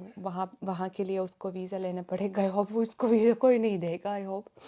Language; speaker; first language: Hindi; non-native, fluent; Russian